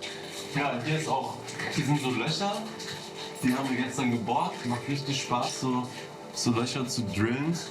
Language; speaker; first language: German; native; German